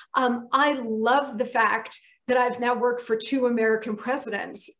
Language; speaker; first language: English; native; English